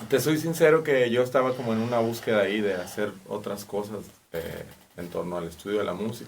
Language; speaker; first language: Spanish; native; Spanish